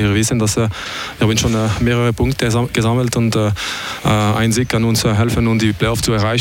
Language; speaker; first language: German; non-native, local second language; French